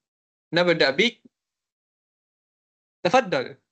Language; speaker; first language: Arabic; non-native, learner; Malay